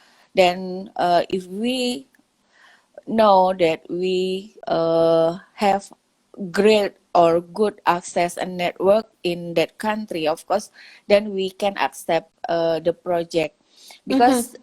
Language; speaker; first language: English; non-native, local second language; Indonesian